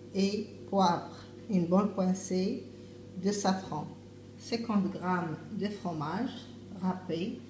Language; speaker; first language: French; non-native, local second language; Arabic